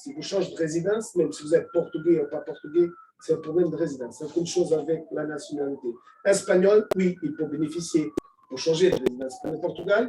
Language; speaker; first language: French; non-native, fluent; Portuguese